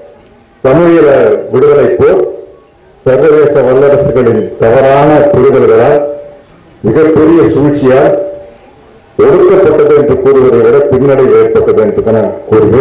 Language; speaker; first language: Tamil; native; Tamil